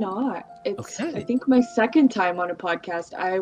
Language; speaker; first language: English; early bilingual, other home language; Russian